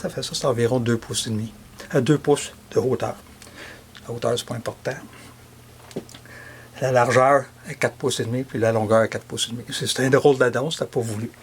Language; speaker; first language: French; native; French